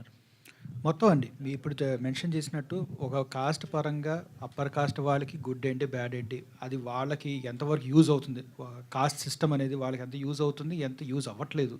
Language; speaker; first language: Telugu; native; Telugu